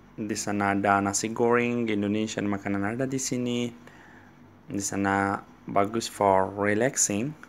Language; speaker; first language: Indonesian; non-native, learner; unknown